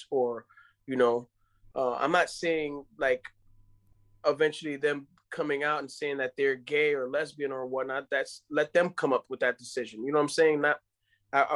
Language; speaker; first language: English; non-native, fluent; Spanish